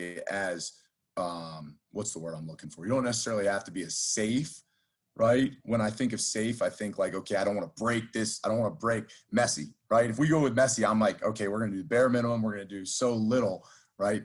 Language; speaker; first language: English; native; English